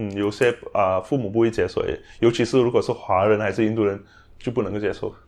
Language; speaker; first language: Chinese; non-native, local second language; Tamil